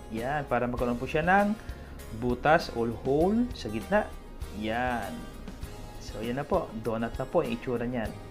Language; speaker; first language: Filipino; non-native, local second language; Cebuano